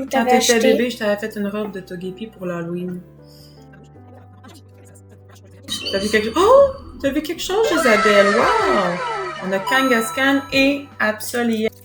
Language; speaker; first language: French; native; French